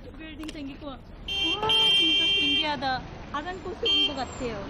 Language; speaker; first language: Korean; non-native, learner; Nepali